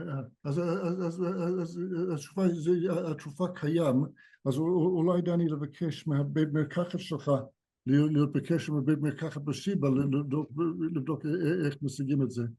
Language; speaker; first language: Hebrew; non-native, fluent; English